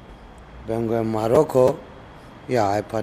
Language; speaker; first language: Spanish; non-native, learner; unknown